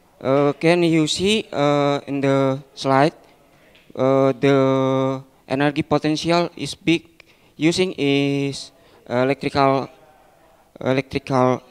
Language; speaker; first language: English; non-native, learner; Indonesian